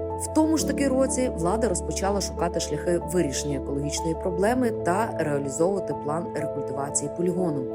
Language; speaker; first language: Ukrainian; native; Ukrainian